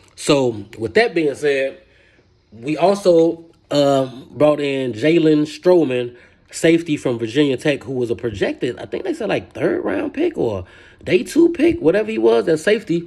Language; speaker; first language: English; native; English